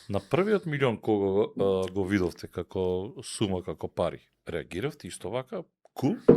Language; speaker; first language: Macedonian; native; Macedonian